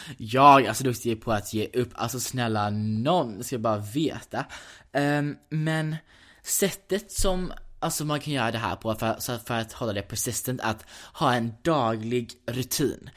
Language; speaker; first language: Swedish; early bilingual, heritage; Swedish